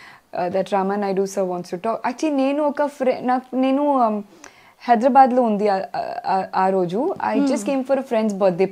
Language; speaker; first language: Telugu; non-native, learner; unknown